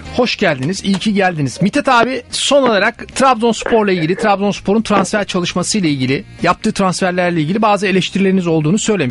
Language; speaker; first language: Turkish; native; Turkish